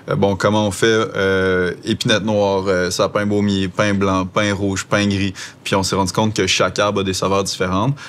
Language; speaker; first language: French; native; French